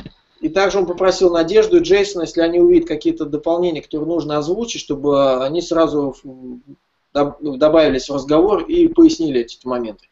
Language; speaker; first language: Russian; native; Russian